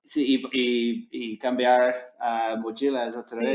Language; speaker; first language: Spanish; non-native, learner; English